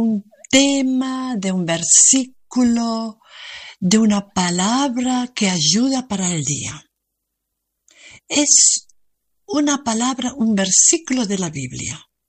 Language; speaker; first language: Spanish; non-native, learner; German